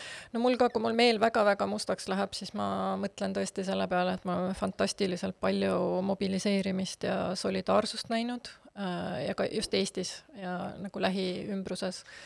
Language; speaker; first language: Estonian; native; Estonian